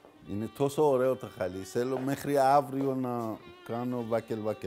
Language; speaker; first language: Greek; non-native, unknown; Persian